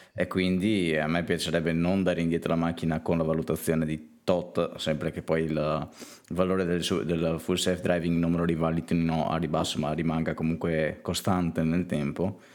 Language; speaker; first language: Italian; native; Italian